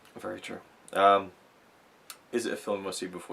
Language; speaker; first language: English; native; English